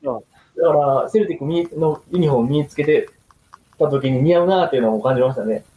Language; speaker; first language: Japanese; native; Japanese